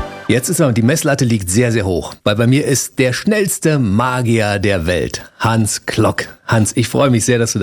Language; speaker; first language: German; native; German